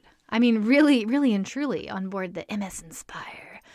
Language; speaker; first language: English; native; English